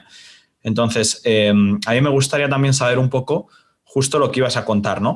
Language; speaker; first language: Spanish; native; Spanish